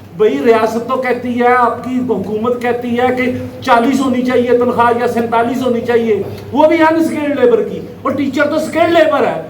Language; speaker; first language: Urdu; non-native, local second language; Punjabi